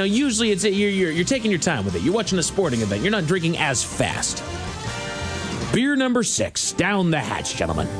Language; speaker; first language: English; native; English